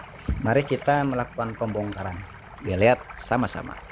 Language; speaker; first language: Indonesian; non-native, local second language; Sundanese